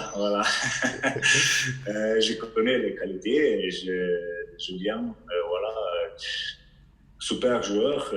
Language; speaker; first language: French; non-native, fluent; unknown